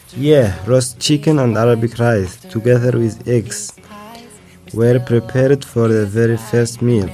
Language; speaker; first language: English; non-native, fluent; Arabic